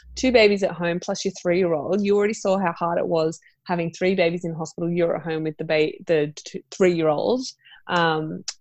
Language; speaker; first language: English; native; English